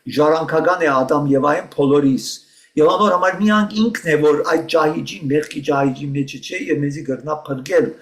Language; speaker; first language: Armenian; early bilingual, heritage; Armenian